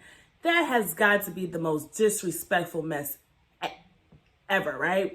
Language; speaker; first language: English; native; English